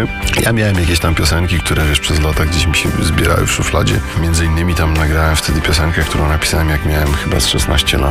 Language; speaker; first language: Polish; native; Polish